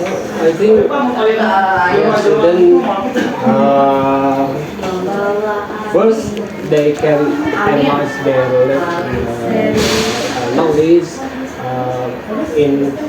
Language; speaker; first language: English; non-native, learner; Indonesian